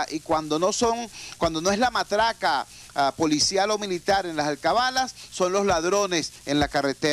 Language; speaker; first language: Spanish; native; Spanish